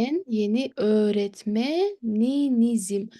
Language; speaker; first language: Turkish; non-native, fluent; Kyrgyz